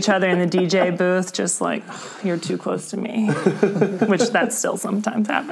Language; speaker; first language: English; native; English